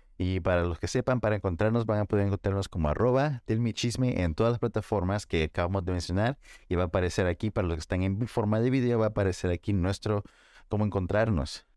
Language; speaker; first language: Spanish; early bilingual, heritage; Spanish